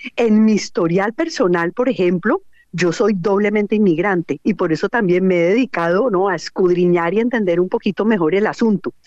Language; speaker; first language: Spanish; native; Spanish